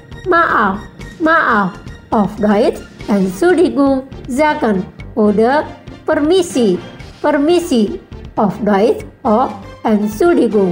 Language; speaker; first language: German; non-native, learner; Indonesian